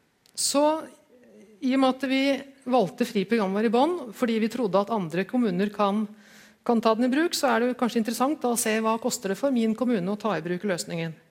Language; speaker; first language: Norwegian; native; Norwegian